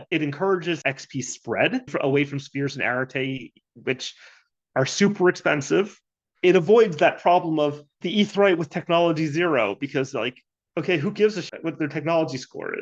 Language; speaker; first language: English; native; English